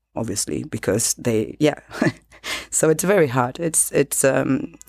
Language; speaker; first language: English; non-native, fluent; Spanish